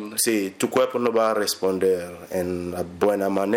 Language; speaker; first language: Spanish; non-native, learner; English